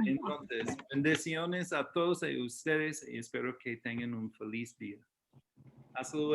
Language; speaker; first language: Spanish; non-native, fluent; English